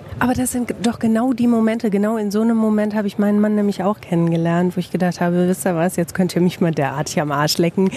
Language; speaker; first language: German; native; German